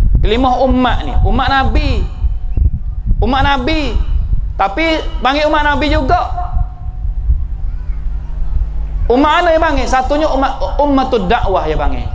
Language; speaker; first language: Malay; native; Malay